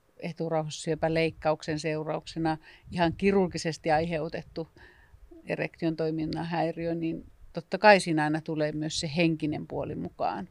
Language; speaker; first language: Finnish; native; Finnish